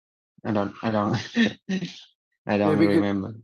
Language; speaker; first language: English; non-native, learner; Vietnamese